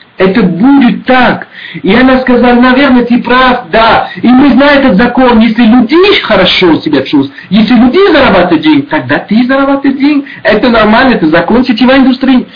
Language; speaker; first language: Russian; non-native, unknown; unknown